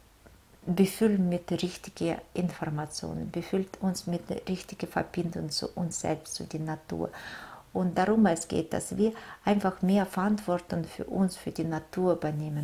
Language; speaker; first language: German; non-native, fluent; Russian